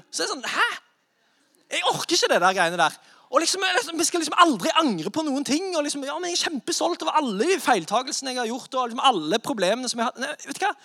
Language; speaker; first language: Norwegian; native; Norwegian